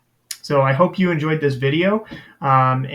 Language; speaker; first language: English; native; English